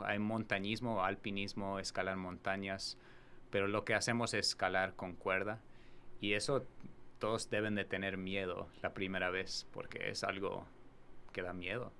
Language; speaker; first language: Spanish; non-native, fluent; English